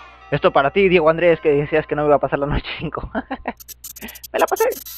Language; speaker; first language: Spanish; native; Spanish